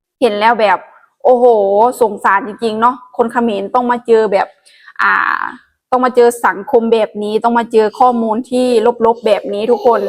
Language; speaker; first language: Thai; non-native, local second language; Northeastern Thai